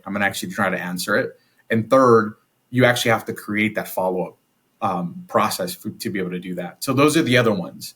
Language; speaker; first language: English; native; English